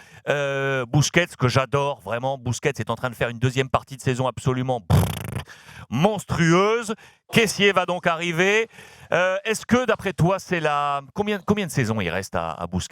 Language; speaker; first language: French; native; French